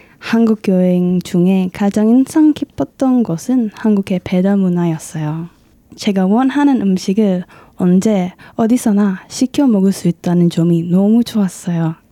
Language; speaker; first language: Korean; non-native, fluent; Indonesian